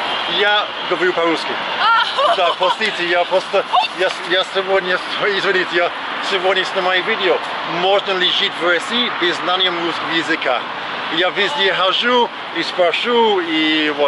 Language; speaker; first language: Russian; non-native, learner; English